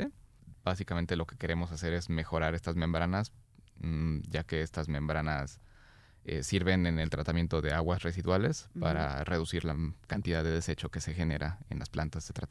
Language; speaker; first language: Spanish; native; Spanish